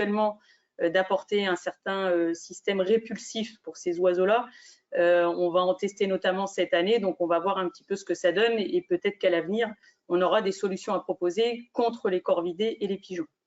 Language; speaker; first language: French; native; French